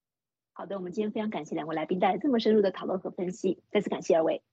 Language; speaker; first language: Chinese; native; Chinese